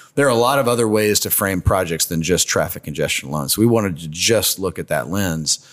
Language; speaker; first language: English; native; English